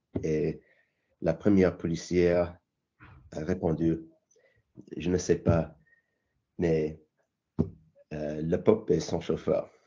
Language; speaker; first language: French; non-native, learner; English